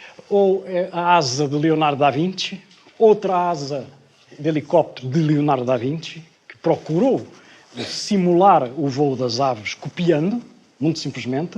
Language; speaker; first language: Portuguese; native; Portuguese